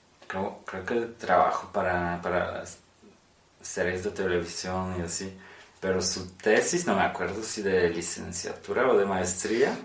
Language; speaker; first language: Spanish; non-native, fluent; Polish